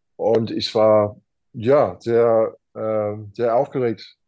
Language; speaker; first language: German; non-native, fluent; English